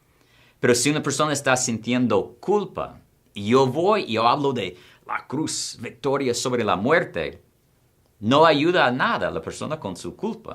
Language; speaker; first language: Spanish; non-native, fluent; English